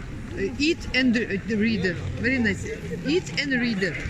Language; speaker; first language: English; non-native, learner; Russian